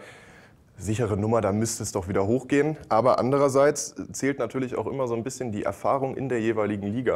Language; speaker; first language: German; native; German